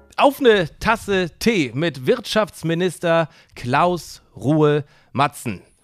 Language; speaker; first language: German; native; German